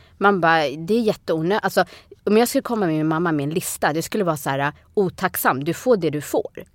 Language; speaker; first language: Swedish; early bilingual, other home language; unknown